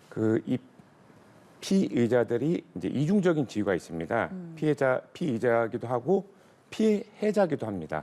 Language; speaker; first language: Korean; native; Korean